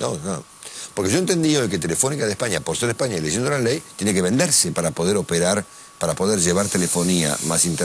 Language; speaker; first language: Spanish; native; Spanish